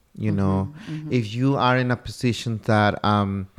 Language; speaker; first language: English; non-native, fluent; Spanish